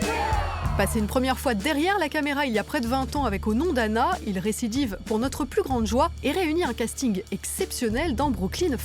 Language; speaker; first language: French; native; French